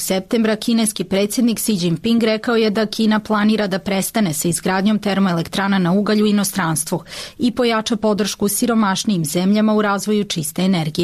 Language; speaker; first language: Serbian; native; Serbian